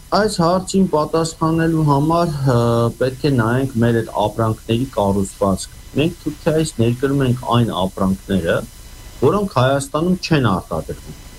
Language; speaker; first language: Armenian; native; Armenian